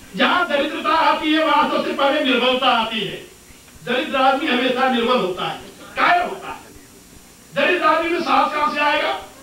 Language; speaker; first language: Hindi; native; Hindi